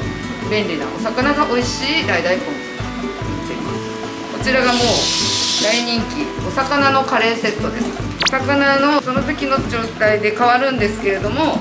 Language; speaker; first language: Japanese; native; Japanese